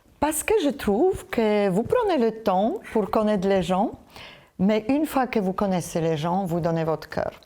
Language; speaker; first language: French; non-native, fluent; Polish